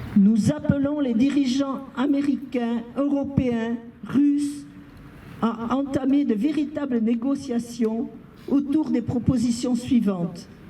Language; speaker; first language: French; native; French